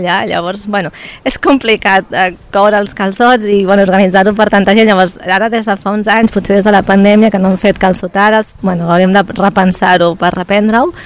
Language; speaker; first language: Catalan; native; Catalan